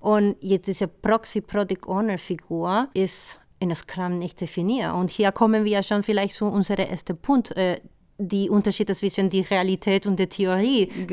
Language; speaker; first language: German; non-native, fluent; Spanish